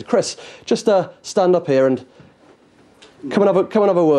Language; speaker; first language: English; native; English